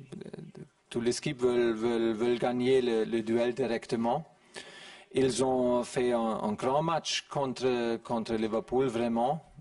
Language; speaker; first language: French; non-native, learner; German